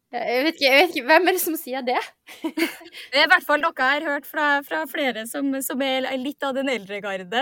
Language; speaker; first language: Norwegian; native; Norwegian